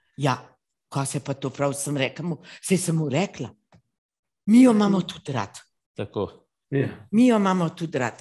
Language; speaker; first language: Slovenian; native; Slovenian